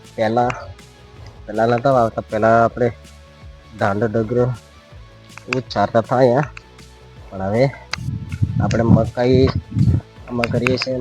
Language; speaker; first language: Gujarati; non-native, local second language; Bhili